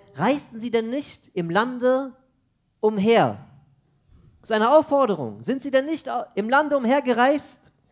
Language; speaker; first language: German; early bilingual, other home language; Urdu